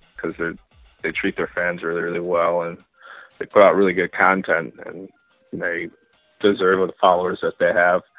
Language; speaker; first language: English; native; English